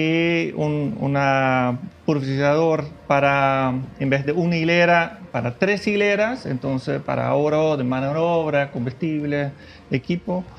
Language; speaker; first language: Spanish; non-native, fluent; Dutch